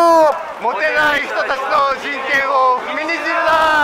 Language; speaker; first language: Japanese; native; Japanese